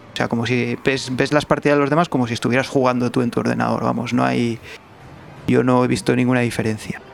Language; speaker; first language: Spanish; native; Spanish